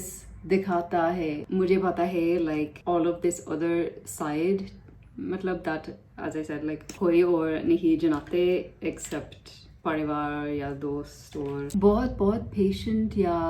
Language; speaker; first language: Hindi; non-native, learner; English